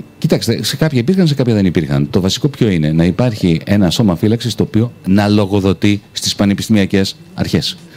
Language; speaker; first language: Greek; native; Greek